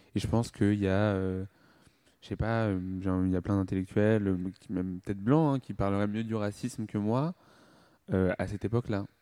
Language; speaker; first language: French; native; French